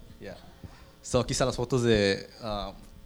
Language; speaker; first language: Spanish; early bilingual, heritage; Spanish